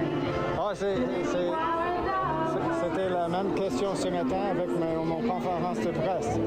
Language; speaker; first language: French; non-native, local second language; English